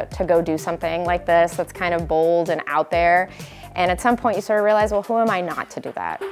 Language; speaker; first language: English; early bilingual, other home language; Spanish